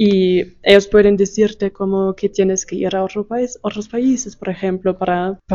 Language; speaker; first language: Spanish; non-native, fluent; German